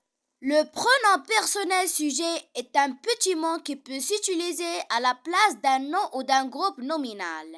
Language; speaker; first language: French; non-native, fluent; Arabic